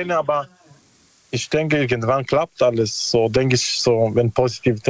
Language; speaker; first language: German; non-native, learner; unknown